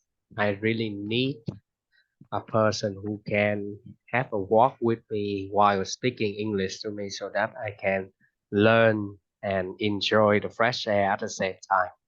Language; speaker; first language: English; non-native, fluent; Vietnamese